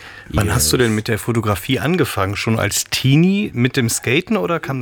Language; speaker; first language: German; native; German